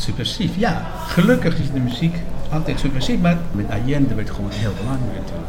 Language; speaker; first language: Dutch; non-native, fluent; Spanish